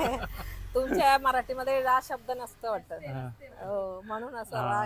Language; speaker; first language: Marathi; non-native, learner; Malayalam